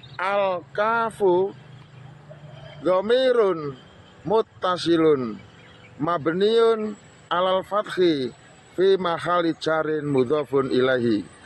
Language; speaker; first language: Arabic; non-native, fluent; Indonesian